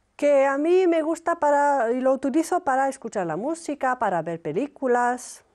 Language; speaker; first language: Spanish; non-native, fluent; Arabic